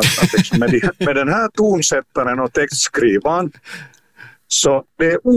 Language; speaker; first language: Swedish; native; Swedish